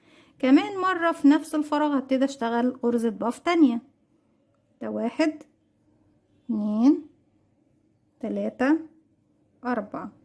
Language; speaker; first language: Arabic; native; Arabic